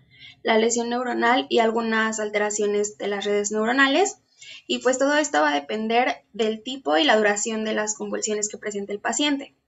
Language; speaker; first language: Spanish; native; Spanish